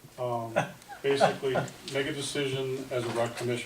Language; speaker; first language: English; native; English